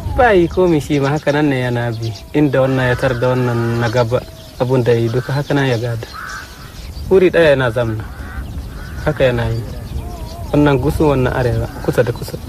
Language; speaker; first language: Hausa; non-native, local second language; Fula